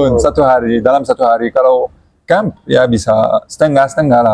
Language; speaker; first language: Indonesian; non-native, learner; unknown